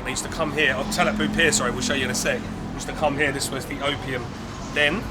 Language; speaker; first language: English; native; English